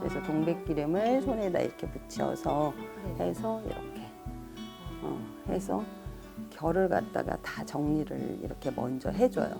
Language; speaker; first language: Korean; native; Korean